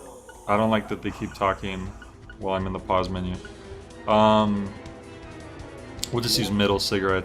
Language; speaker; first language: English; native; English